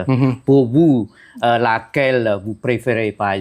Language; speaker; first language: French; non-native, fluent; Khmer